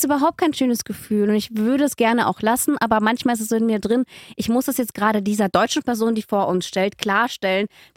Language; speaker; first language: German; early bilingual, other home language; Russian